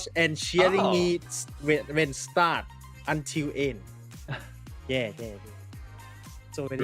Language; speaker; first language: English; non-native, learner; Thai